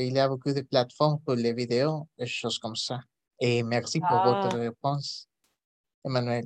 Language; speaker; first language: French; non-native, learner; Spanish